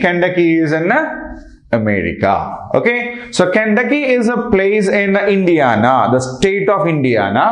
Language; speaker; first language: English; non-native, local second language; Telugu